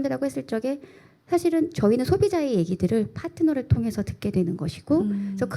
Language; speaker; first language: Korean; native; Korean